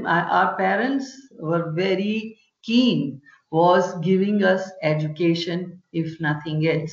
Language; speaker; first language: English; non-native, local second language; Gujarati